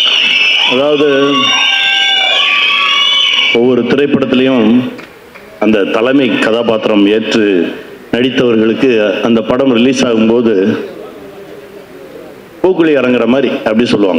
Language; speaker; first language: Tamil; native; Tamil